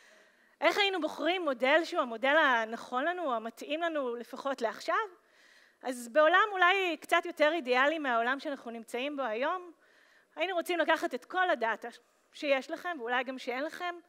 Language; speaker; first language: Hebrew; native; Hebrew